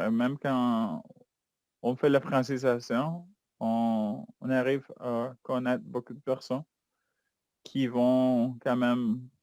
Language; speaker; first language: French; non-native, fluent; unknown